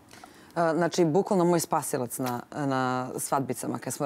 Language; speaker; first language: Serbian; native; Serbian